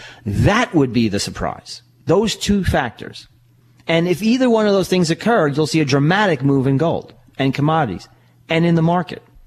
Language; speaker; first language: English; native; English